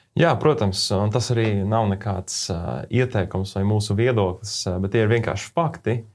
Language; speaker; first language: Latvian; native; Latvian